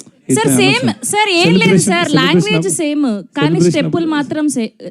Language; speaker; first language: Telugu; native; Telugu